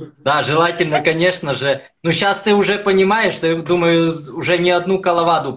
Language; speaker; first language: Russian; native; Russian